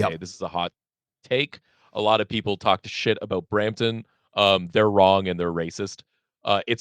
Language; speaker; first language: English; native; English